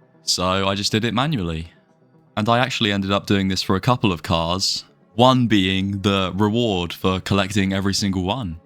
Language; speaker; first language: English; native; English